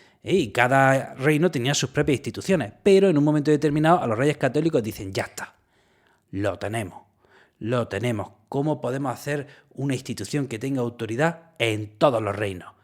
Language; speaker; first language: Spanish; native; Spanish